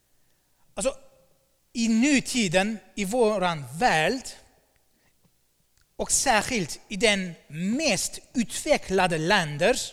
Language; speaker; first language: Swedish; non-native, fluent; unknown